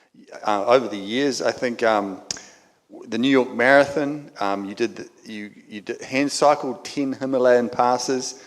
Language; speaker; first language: English; native; English